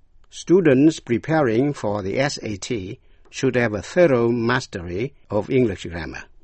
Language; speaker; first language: English; non-native, fluent; Vietnamese